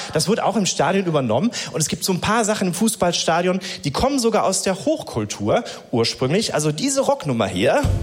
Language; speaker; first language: German; native; German